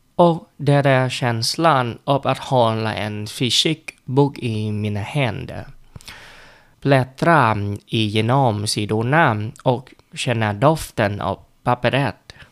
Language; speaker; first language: Swedish; non-native, learner; Vietnamese